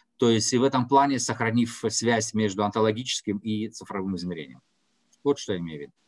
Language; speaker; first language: Russian; non-native, local second language; Tajik